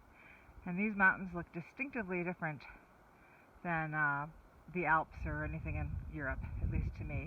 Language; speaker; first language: English; non-native, fluent; German